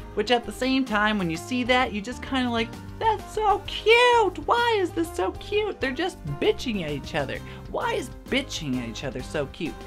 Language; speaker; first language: English; native; English